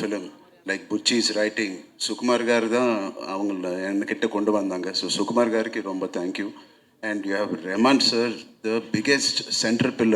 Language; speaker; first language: Tamil; non-native, local second language; Telugu